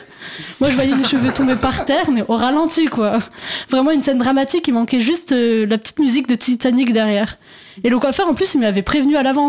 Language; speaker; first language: French; native; French